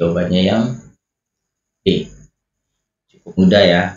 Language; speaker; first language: Indonesian; native; Indonesian